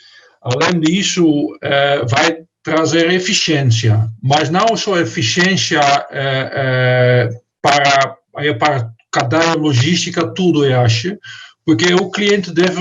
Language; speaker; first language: Portuguese; non-native, fluent; Dutch